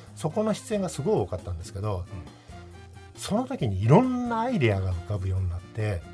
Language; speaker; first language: Japanese; native; Japanese